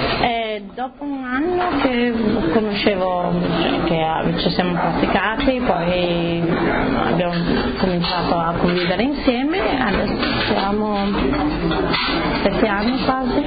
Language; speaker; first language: Italian; native; Italian